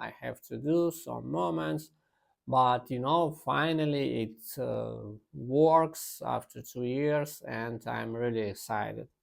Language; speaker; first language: English; non-native, learner; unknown